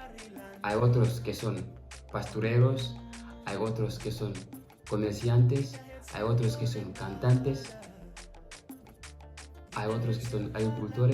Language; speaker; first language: Spanish; non-native, fluent; Fula